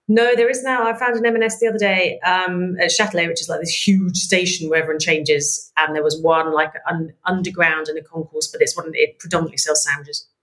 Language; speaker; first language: English; native; English